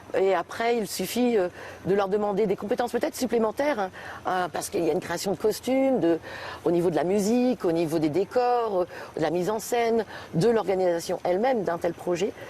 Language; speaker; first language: French; native; French